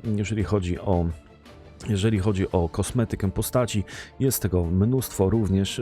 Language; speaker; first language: Polish; native; Polish